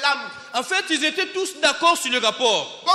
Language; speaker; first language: French; non-native, local second language; Lingala